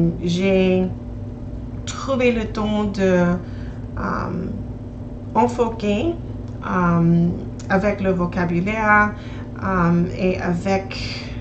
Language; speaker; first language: French; non-native, learner; English